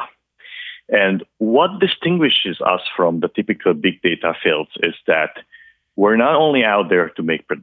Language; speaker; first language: English; non-native, fluent; Hungarian